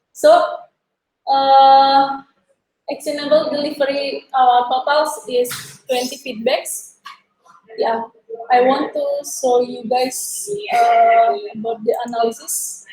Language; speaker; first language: English; non-native, learner; Indonesian